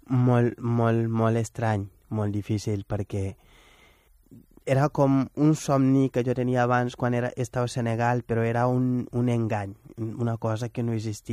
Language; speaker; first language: Catalan; non-native, fluent; Wolof